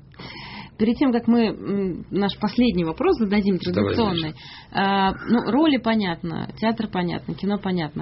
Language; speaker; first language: Russian; native; Russian